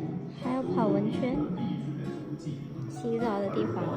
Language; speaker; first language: Chinese; non-native, learner; Indonesian